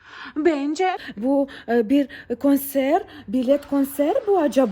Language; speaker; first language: Turkish; non-native, learner; Russian